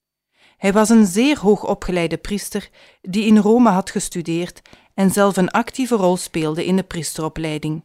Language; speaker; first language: Dutch; native; Dutch